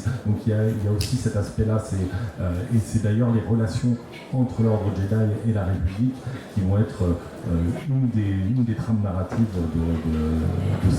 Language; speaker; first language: French; native; French